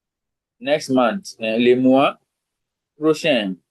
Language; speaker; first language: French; non-native, fluent; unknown